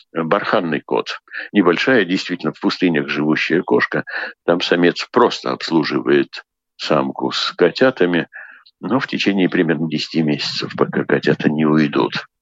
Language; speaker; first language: Russian; native; Russian